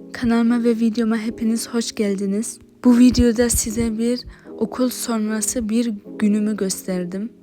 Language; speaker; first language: Turkish; early bilingual, heritage; Turkish